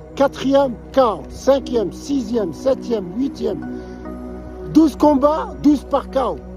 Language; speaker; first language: French; non-native, local second language; Arabic